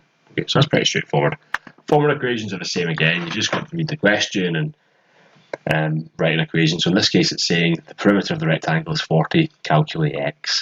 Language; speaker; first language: English; native; English